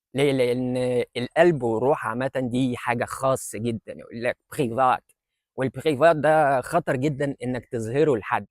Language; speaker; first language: Egyptian Arabic; non-native, fluent; Russian